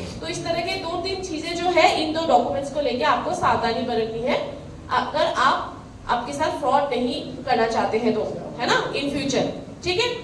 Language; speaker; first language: Hindi; non-native, local second language; Assamese